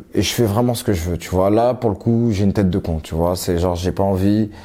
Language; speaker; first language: French; native; French